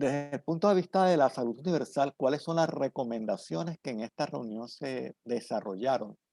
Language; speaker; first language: Spanish; native; Spanish